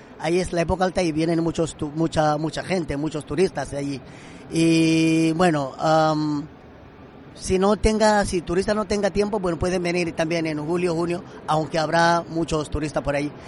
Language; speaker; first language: Spanish; non-native, fluent; Swahili